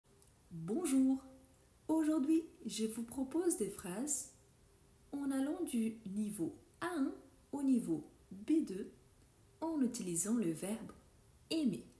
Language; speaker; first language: French; non-native, fluent; Portuguese